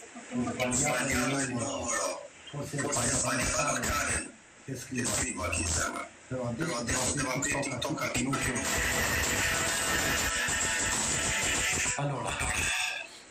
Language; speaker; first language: Italian; non-native, learner; Albanian